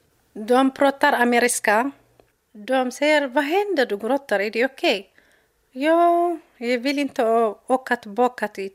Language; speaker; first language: Swedish; non-native, learner; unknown